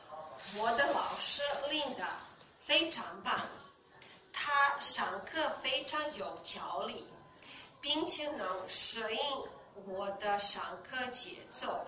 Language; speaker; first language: Chinese; non-native, learner; Bosnian